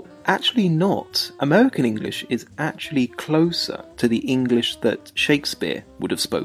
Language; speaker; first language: English; native; English